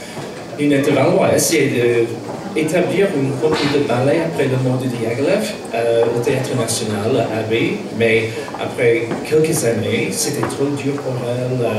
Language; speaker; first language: French; non-native, fluent; English